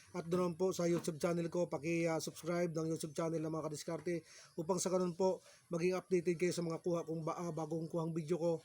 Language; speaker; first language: Filipino; native; Filipino